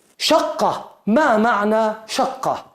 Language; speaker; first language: Arabic; non-native, fluent; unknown